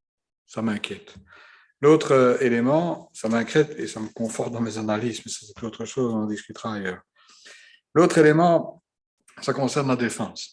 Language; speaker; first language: French; native; French